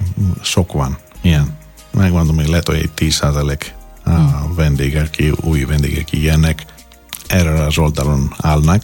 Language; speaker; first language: Hungarian; non-native, fluent; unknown